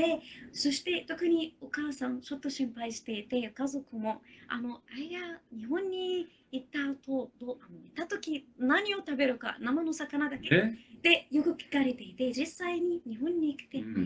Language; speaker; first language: Japanese; non-native, learner; Arabic